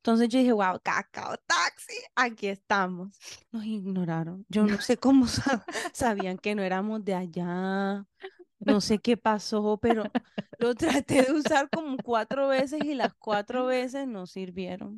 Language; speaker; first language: Spanish; native; Spanish